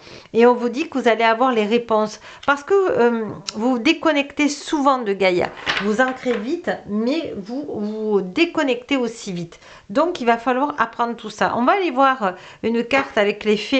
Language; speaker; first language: French; native; French